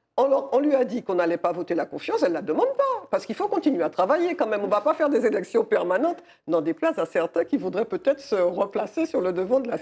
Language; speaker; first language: French; native; French